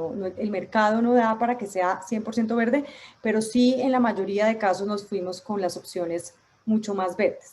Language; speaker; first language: Spanish; native; Spanish